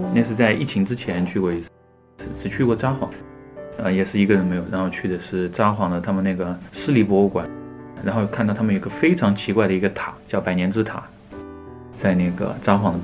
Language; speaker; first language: Chinese; native; Chinese